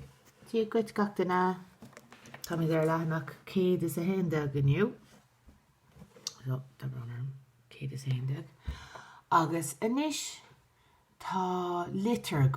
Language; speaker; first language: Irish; non-native, local second language; English